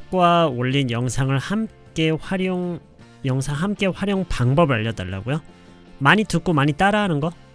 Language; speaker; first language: Korean; native; Korean